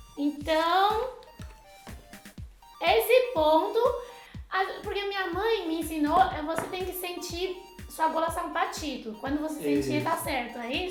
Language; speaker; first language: Portuguese; non-native, fluent; Chinese